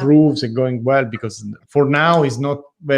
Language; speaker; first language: English; non-native, learner; Italian